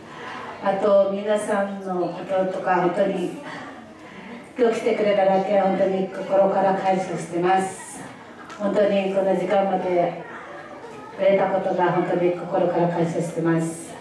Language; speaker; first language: Japanese; non-native, fluent; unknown